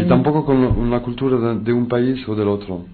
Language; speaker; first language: Spanish; non-native, fluent; French